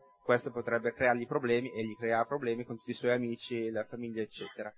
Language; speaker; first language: Italian; native; Italian